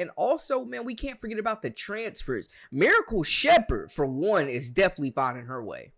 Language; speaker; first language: English; native; English